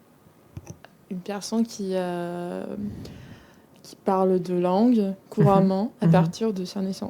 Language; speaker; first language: French; non-native, fluent; Russian